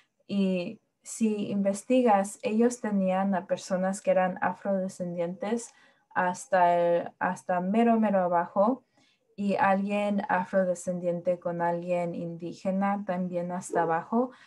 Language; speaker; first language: Spanish; early bilingual, heritage; Spanish